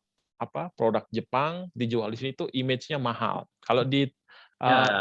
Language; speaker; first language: Indonesian; native; Indonesian